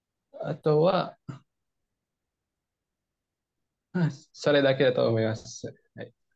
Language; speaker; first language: Japanese; non-native, learner; Indonesian